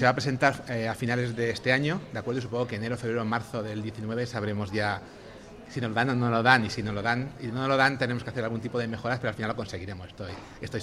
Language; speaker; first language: Spanish; native; Spanish